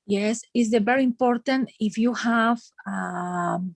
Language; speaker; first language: English; non-native, learner; Spanish